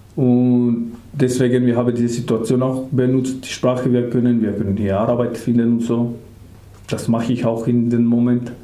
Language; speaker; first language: German; non-native, learner; Macedonian